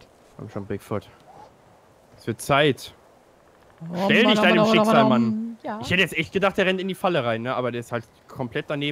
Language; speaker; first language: German; native; German